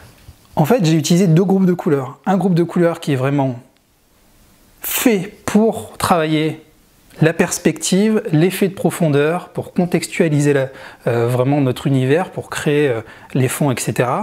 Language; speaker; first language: French; native; French